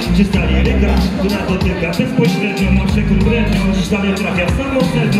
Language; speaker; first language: Polish; native; Polish